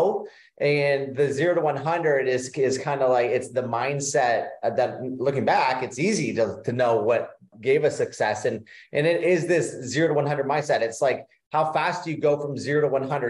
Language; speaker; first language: English; native; English